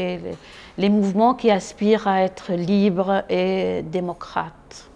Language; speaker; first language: French; non-native, local second language; Arabic